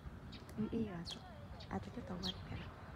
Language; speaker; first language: Japanese; non-native, learner; Vietnamese